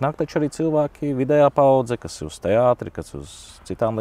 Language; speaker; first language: Latvian; native; Latvian